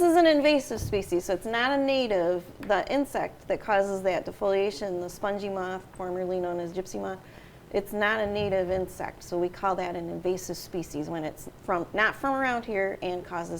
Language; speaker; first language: English; native; English